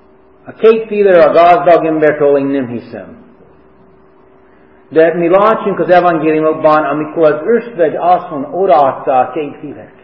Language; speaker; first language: Hungarian; non-native, fluent; English